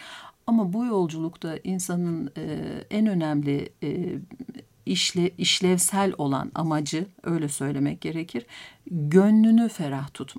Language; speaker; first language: Turkish; native; Turkish